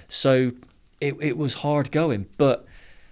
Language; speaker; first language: English; native; English